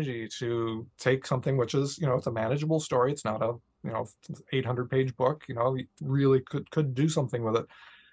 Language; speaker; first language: English; native; English